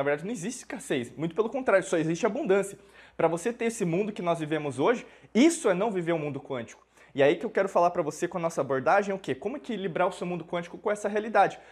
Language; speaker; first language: Portuguese; native; Portuguese